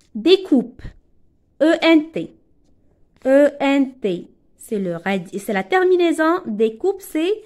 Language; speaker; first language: French; non-native, local second language; Arabic